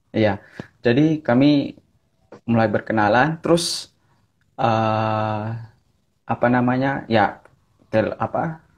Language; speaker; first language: Indonesian; native; Indonesian